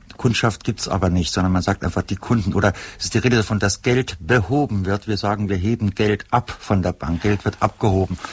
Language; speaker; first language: German; native; German